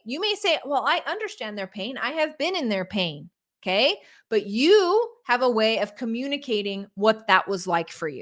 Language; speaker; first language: English; native; English